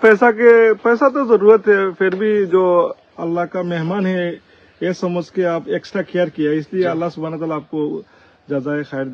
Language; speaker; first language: Hindi; non-native, learner; Bangla